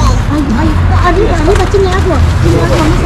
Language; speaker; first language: Spanish; non-native, learner; Filipino